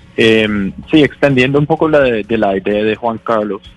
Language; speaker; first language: Spanish; non-native, fluent; English